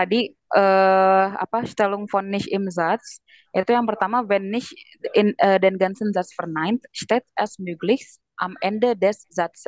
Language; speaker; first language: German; non-native, fluent; Indonesian